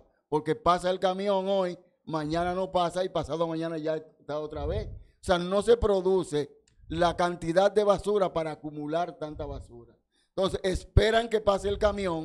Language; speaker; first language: Spanish; native; Spanish